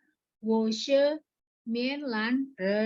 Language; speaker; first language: Chinese; non-native, learner; Indonesian